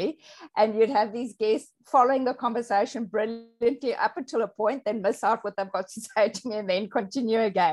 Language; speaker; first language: English; native; English